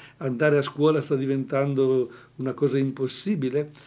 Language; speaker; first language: Italian; native; Italian